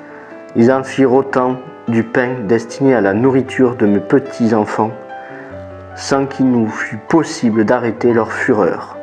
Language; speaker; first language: French; native; French